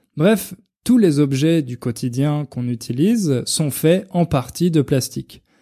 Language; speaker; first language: French; native; French